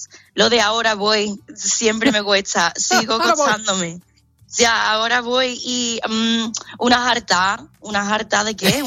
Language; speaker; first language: Spanish; non-native, fluent; English